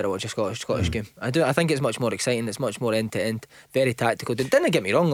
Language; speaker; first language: English; native; English